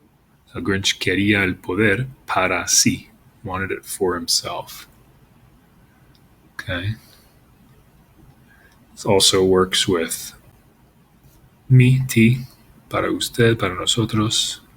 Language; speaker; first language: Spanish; non-native, fluent; English